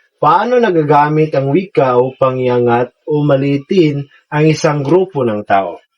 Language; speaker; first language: Filipino; non-native, local second language; Cebuano